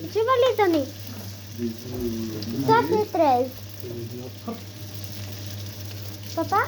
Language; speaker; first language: French; non-native, learner; Spanish